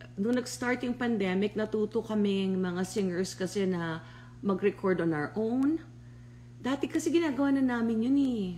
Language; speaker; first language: Filipino; native; Filipino